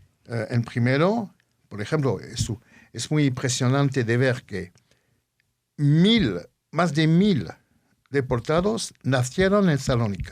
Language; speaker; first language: Spanish; early bilingual, heritage; Ladino